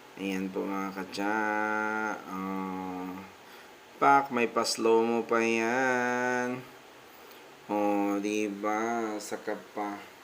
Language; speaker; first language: Filipino; native; Filipino